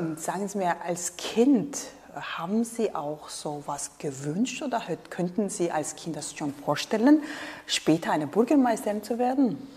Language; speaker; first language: German; non-native, fluent; Georgian